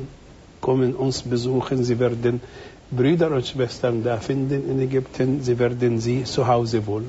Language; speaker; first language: German; non-native, fluent; Arabic